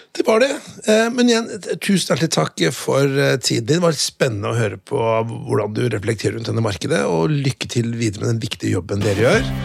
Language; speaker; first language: Norwegian; native; Norwegian